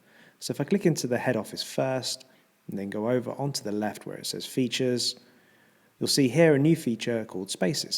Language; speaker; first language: English; native; English